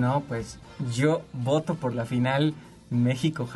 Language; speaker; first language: Spanish; native; Spanish